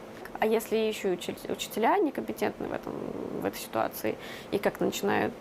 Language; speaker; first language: Russian; native; Russian